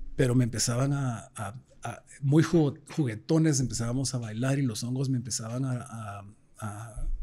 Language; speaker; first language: Spanish; native; Spanish